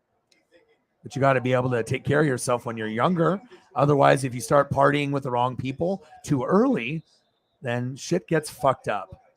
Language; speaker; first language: English; native; English